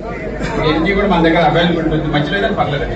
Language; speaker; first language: Telugu; native; Telugu